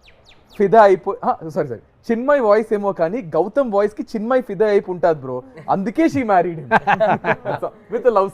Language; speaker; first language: Telugu; native; Telugu